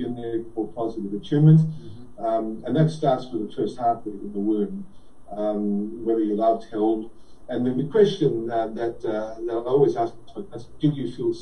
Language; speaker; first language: English; native; English